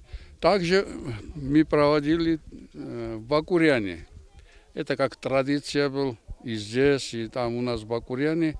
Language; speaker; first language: Russian; non-native, fluent; Georgian